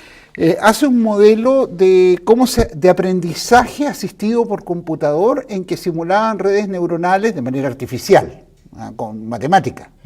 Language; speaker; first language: Spanish; native; Spanish